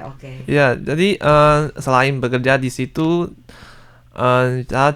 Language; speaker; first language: Indonesian; non-native, learner; Chinese